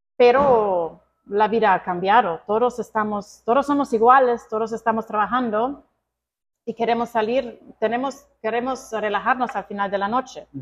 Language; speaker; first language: Spanish; non-native, fluent; Croatian